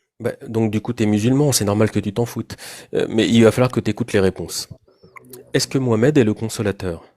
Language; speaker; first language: French; native; French